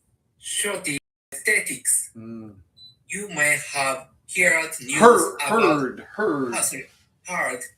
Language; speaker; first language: English; non-native, learner; Japanese